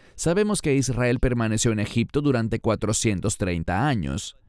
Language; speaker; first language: Spanish; non-native, fluent; Hebrew